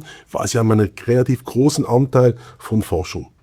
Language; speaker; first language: German; native; German